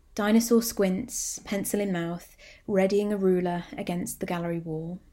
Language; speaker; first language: English; native; English